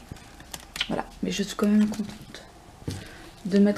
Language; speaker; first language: French; native; French